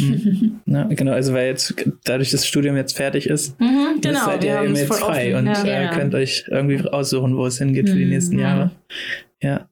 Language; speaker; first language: German; native; German